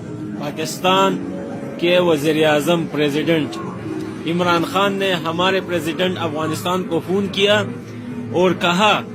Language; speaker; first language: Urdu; non-native, fluent; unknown